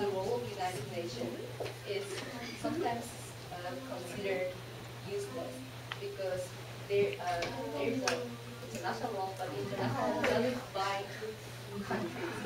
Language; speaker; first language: English; non-native, fluent; Japanese